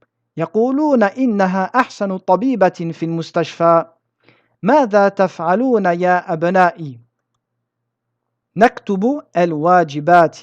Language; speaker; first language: Arabic; non-native, fluent; French